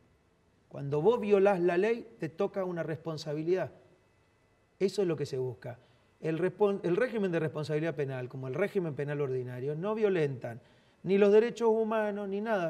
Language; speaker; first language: Spanish; native; Spanish